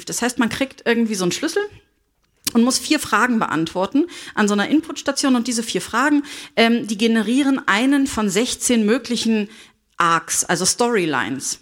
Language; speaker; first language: German; native; German